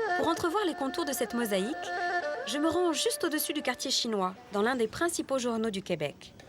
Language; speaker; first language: French; native; French